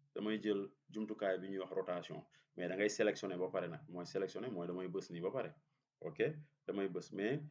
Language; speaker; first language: Wolof; non-native, local second language; Serer